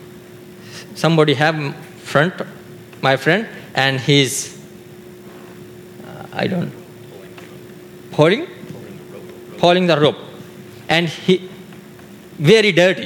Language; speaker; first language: English; non-native, learner; Urdu